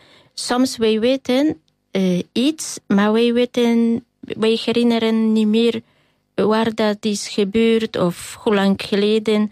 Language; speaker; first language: Dutch; non-native, learner; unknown